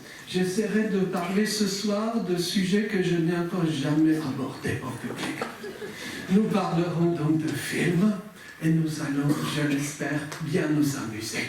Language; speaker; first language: French; native; French